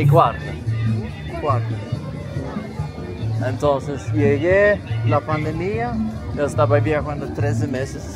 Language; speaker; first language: Spanish; non-native, fluent; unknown